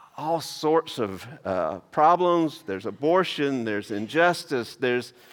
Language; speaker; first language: English; native; English